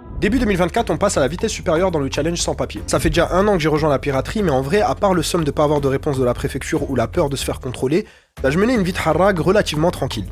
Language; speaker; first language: French; non-native, local second language; Arabic